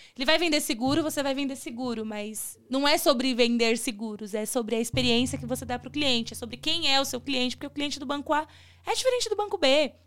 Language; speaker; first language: Portuguese; native; Portuguese